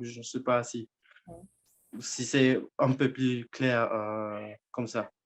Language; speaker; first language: French; non-native, fluent; Spanish